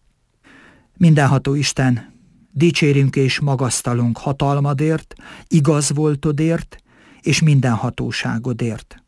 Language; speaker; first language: Hungarian; native; Hungarian